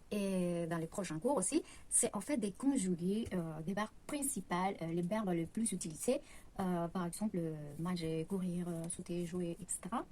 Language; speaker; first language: French; non-native, fluent; Spanish